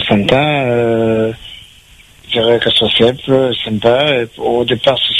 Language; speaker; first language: French; native; French